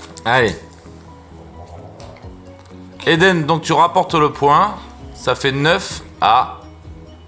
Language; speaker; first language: French; native; French